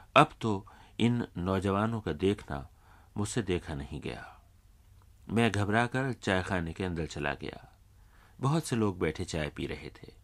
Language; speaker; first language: Urdu; native; Urdu